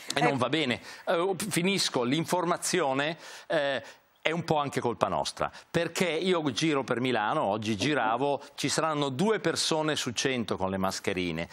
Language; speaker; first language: Italian; native; Italian